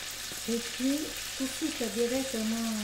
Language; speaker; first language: French; non-native, learner; Vietnamese